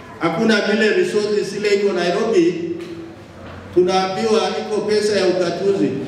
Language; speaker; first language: Swahili; non-native, local second language; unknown